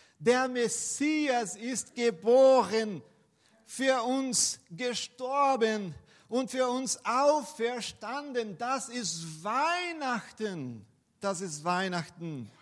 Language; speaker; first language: German; non-native, fluent; Portuguese